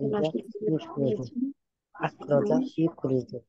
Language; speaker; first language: Arabic; non-native, learner; Bangla